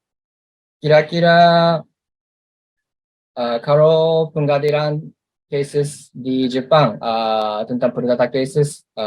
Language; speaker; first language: Indonesian; non-native, learner; Japanese